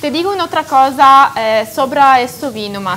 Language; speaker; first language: Spanish; non-native, fluent; Italian